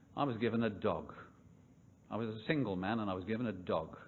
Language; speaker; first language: English; native; English